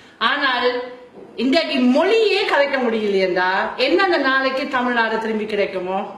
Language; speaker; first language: Tamil; non-native, fluent; German